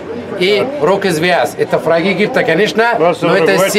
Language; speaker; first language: Russian; non-native, fluent; Arabic